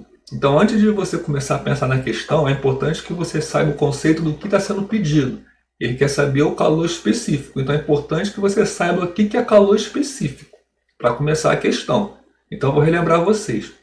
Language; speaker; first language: Portuguese; native; Portuguese